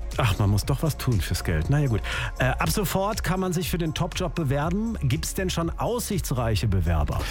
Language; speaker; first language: German; native; German